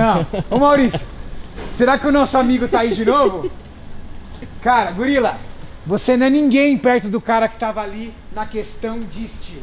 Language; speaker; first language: Portuguese; native; Portuguese